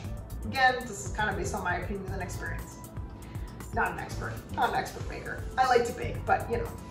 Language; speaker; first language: English; native; English